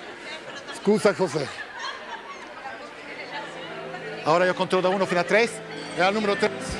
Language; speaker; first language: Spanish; non-native, learner; Italian